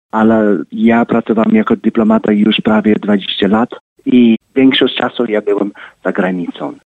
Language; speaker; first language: Polish; early bilingual, heritage; Polish